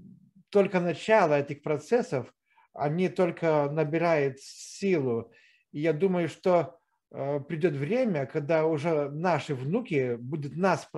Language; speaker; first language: Russian; non-native, fluent; Lithuanian